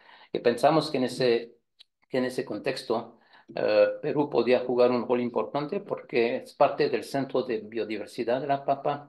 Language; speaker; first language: Spanish; non-native, fluent; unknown